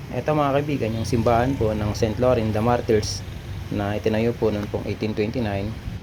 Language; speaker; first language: Filipino; non-native, local second language; Bikol